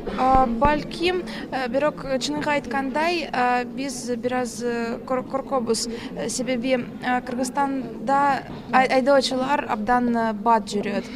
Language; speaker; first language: Kyrgyz; non-native, learner; Russian